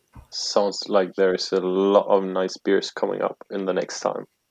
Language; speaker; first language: English; non-native, fluent; German